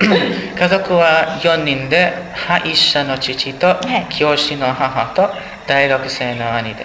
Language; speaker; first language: Japanese; non-native, learner; English